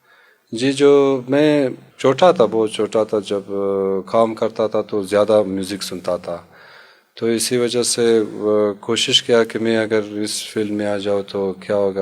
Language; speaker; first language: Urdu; non-native, local second language; Hazaragi